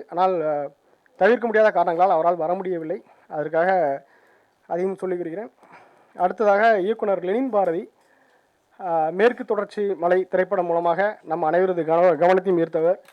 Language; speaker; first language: Tamil; native; Tamil